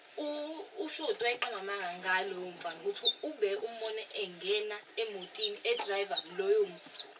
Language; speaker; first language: Zulu; native; Zulu